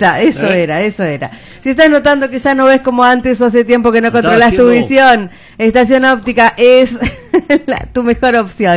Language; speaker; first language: Spanish; native; Spanish